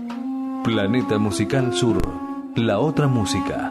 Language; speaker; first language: Spanish; native; Spanish